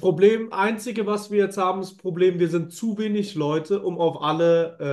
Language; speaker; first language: German; native; German